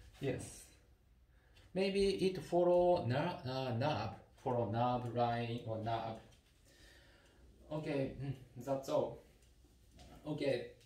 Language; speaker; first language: English; non-native, learner; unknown